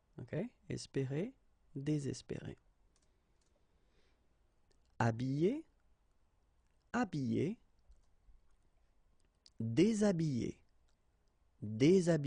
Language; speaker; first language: French; native; French